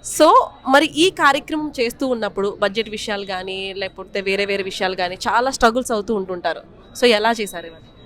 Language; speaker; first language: Telugu; native; Telugu